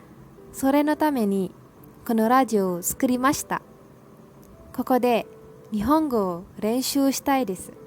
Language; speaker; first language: Japanese; non-native, learner; Malay